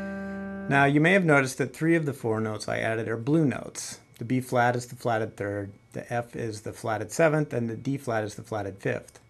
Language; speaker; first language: English; native; English